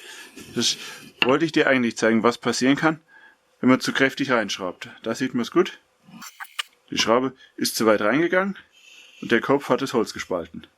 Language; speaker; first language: German; native; German